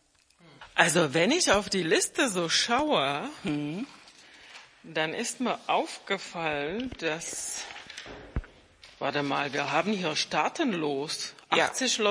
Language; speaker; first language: German; non-native, fluent; Czech